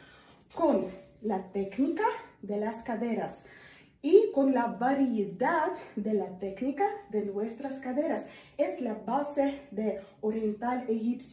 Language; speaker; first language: Spanish; non-native, learner; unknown